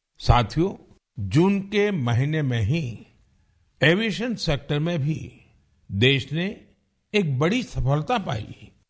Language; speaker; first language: Hindi; non-native, local second language; Gujarati